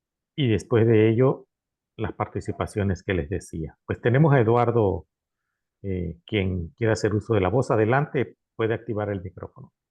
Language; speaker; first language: Spanish; native; Spanish